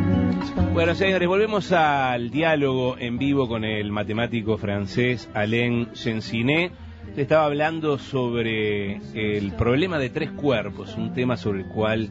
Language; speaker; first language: Spanish; native; Spanish